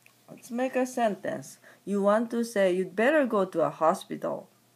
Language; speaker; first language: English; non-native, fluent; Japanese